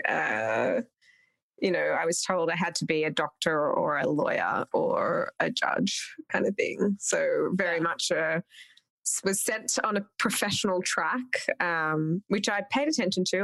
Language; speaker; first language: English; native; English